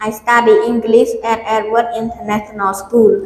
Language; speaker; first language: English; non-native, learner; Khmer